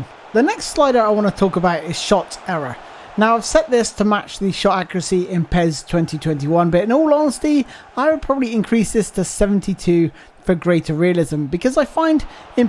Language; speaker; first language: English; native; English